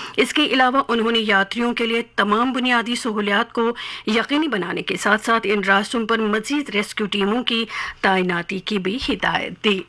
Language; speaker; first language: Urdu; non-native, local second language; Kashmiri